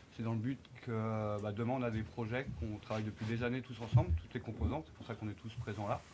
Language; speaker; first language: French; native; French